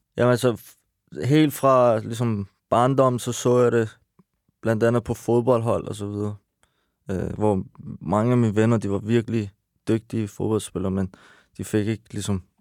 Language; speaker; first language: Danish; early bilingual, other home language; Persian